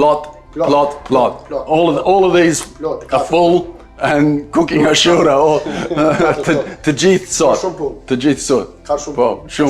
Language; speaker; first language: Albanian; non-native, learner; English